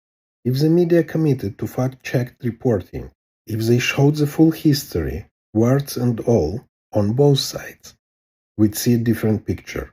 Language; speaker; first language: English; non-native, fluent; Hebrew